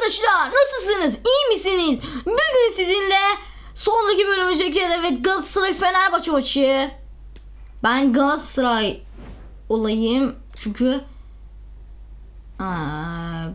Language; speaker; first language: Turkish; non-native, learner; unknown